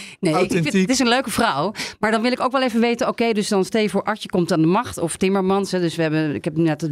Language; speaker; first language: Dutch; native; Dutch